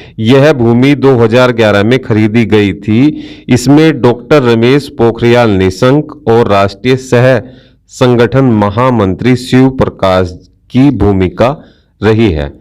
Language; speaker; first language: Hindi; native; Hindi